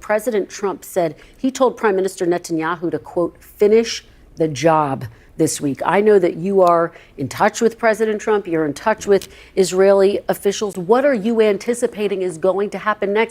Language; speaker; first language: English; native; English